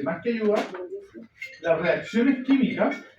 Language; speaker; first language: Spanish; native; Spanish